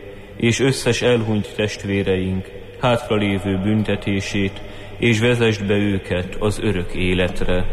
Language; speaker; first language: Hungarian; native; Hungarian